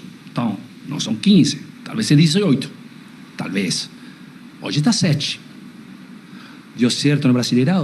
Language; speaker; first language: Portuguese; non-native, learner; Spanish